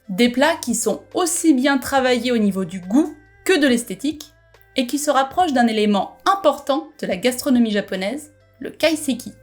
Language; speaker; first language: French; native; French